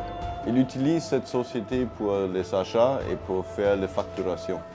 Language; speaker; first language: French; non-native, learner; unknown